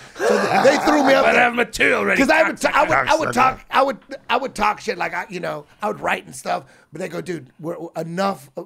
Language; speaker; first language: English; native; English